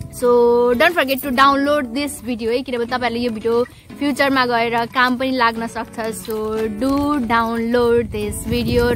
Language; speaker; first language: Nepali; non-native, local second language; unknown